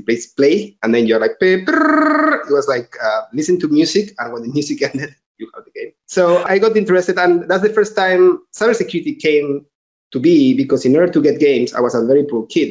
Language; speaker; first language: English; non-native, fluent; Spanish